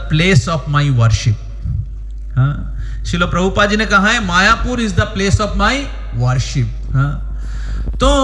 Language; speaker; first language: Hindi; non-native, local second language; Bangla